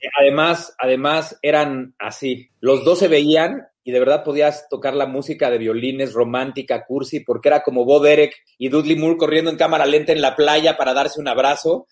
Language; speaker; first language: Spanish; native; Spanish